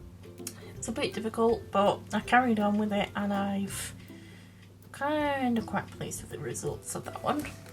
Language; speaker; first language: English; native; English